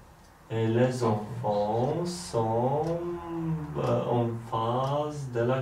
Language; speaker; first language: French; non-native, learner; Polish